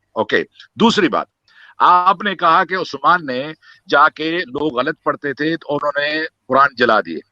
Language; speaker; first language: Urdu; native; Urdu